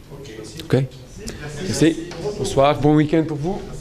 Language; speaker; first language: French; non-native, learner; Portuguese